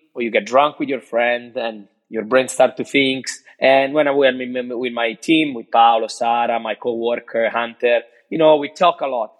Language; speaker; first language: English; non-native, fluent; Italian